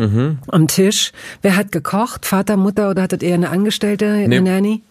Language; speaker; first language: German; native; German